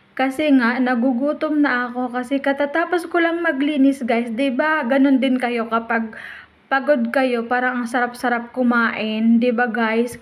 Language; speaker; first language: Filipino; native; Filipino